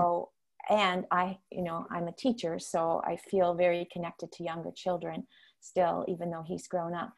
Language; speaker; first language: English; non-native, fluent; Dutch